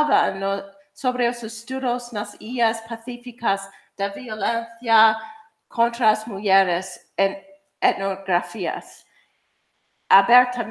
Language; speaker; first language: Galician; non-native, fluent; English